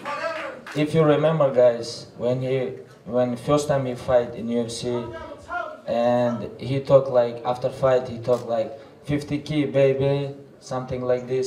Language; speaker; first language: English; non-native, learner; Russian